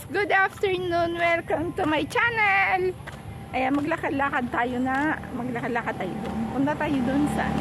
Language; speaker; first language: Filipino; non-native, local second language; Cebuano